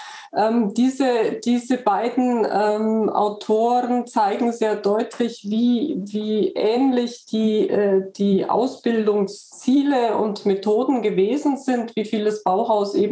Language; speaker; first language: German; native; German